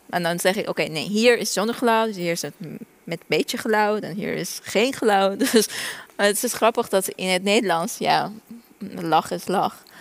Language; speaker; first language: Dutch; non-native, fluent; Persian